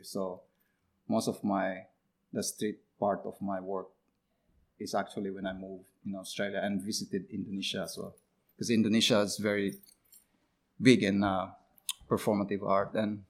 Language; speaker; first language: English; non-native, local second language; Cebuano